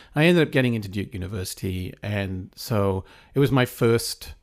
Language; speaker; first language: English; native; English